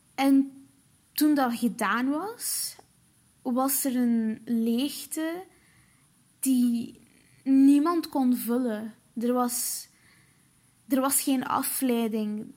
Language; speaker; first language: Dutch; early bilingual, other home language; Portuguese